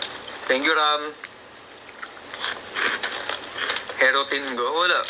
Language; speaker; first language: English; non-native, local second language; Filipino